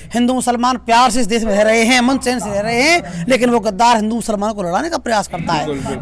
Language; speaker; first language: Hindi; native; Hindi